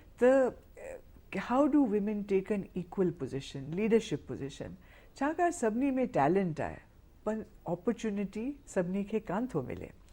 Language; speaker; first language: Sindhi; early bilingual, heritage; Sindhi